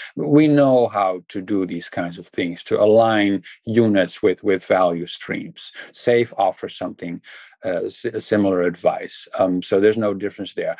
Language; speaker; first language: English; non-native, fluent; Dutch